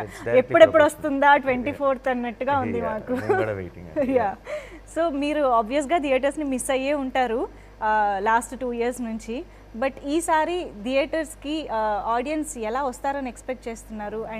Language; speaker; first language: Telugu; native; Telugu